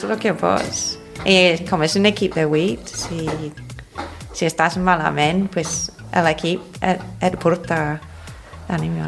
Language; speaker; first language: Catalan; non-native, fluent; English